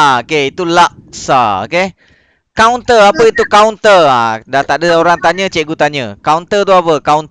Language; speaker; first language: Malay; native; Malay